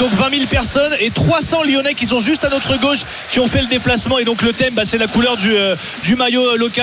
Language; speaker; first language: French; native; French